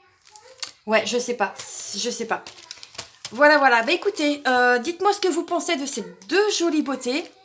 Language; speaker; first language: French; native; French